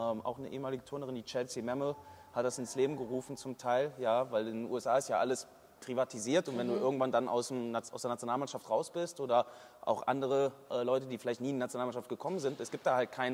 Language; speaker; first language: German; native; German